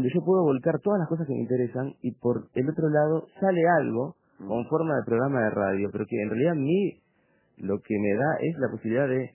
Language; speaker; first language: Spanish; native; Spanish